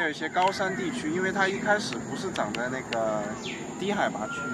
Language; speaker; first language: Chinese; native; Chinese